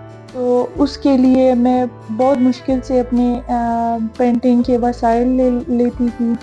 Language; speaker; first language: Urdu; non-native, fluent; Persian